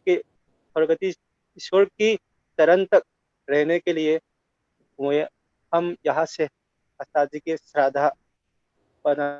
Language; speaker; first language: Hindi; non-native, local second language; Manipuri